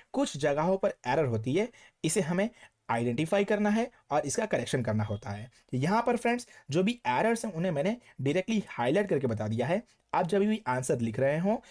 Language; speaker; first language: Hindi; non-native, local second language; Gujarati